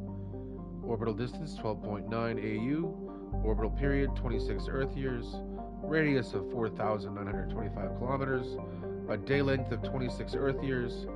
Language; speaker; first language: English; native; English